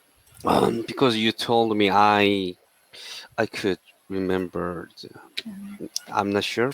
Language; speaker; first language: English; non-native, learner; Korean